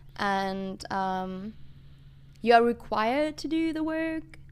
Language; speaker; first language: English; non-native, fluent; German